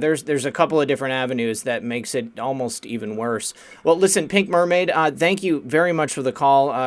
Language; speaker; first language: English; native; English